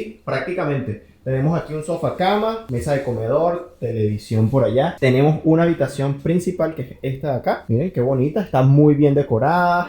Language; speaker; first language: Spanish; native; Spanish